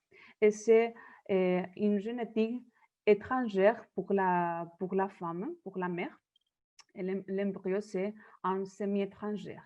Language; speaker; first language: French; non-native, learner; Spanish